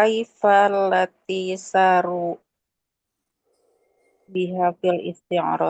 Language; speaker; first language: Arabic; non-native, learner; Indonesian